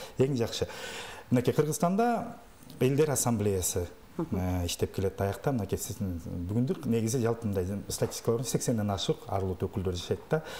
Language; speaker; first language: Kyrgyz; native; Kyrgyz